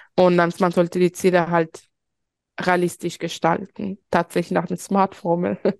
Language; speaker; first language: German; early bilingual, other home language; Spanish